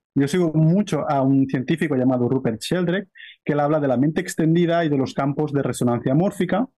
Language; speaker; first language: Spanish; native; Spanish